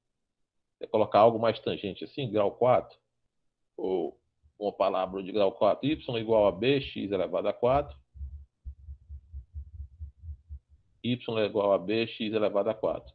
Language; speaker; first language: Portuguese; native; Portuguese